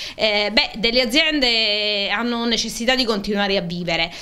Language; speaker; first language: Italian; native; Italian